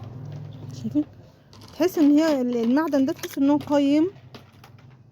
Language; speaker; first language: Arabic; native; Arabic